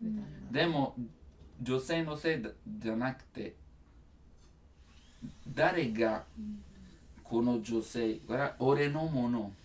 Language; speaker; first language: Japanese; non-native, learner; Italian